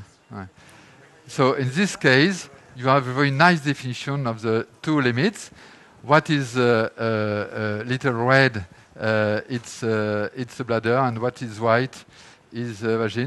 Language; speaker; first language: English; non-native, fluent; French